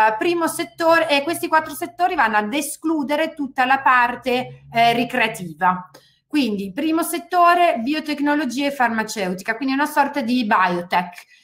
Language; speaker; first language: Italian; native; Italian